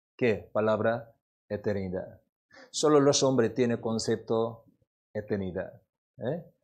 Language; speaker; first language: Spanish; non-native, learner; Korean